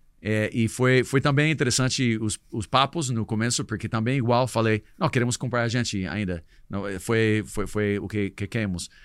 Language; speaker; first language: Portuguese; non-native, fluent; English